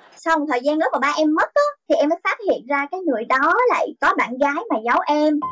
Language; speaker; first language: Vietnamese; native; Vietnamese